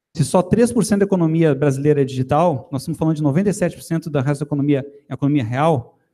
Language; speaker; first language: Portuguese; native; Portuguese